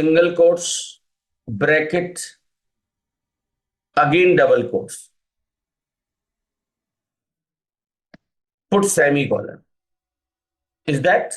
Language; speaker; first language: Hindi; native; Hindi